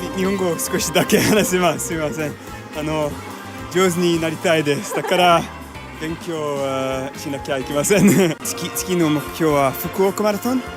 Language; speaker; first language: Japanese; non-native, learner; English